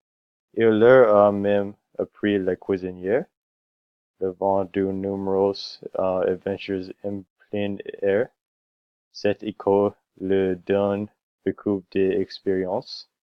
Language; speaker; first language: French; non-native, learner; English